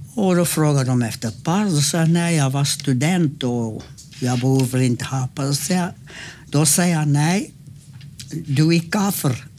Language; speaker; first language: Swedish; non-native, fluent; English